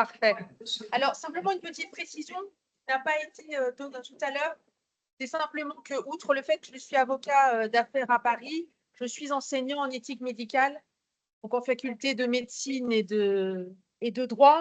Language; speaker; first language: French; native; French